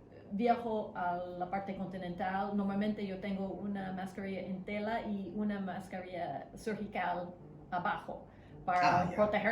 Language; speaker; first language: Spanish; non-native, fluent; English